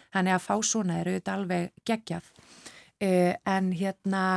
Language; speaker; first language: Icelandic; native; Icelandic